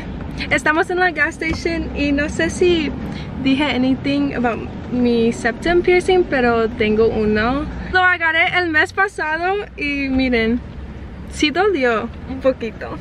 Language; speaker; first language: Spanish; early bilingual, heritage; Spanish